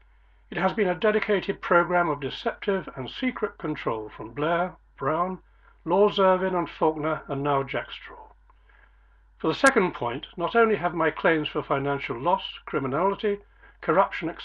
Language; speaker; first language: English; native; English